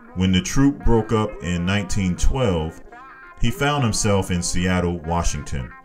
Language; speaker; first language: English; native; English